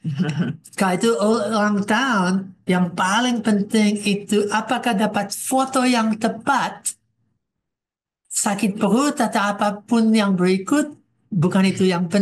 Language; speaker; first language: Indonesian; non-native, fluent; English